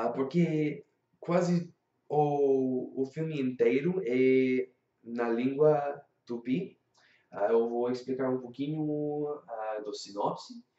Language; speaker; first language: Portuguese; non-native, learner; English